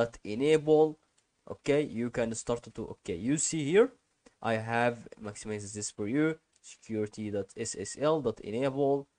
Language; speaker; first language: English; non-native, learner; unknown